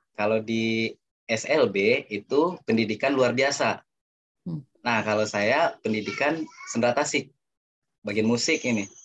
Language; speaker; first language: Indonesian; non-native, local second language; Minangkabau